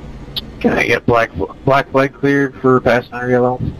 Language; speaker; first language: English; native; English